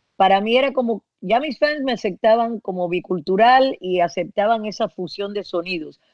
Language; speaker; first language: Spanish; early bilingual, heritage; Spanish